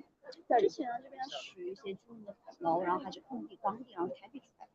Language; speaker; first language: Chinese; native; Chinese